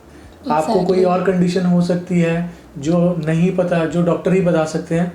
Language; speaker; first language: Hindi; native; Hindi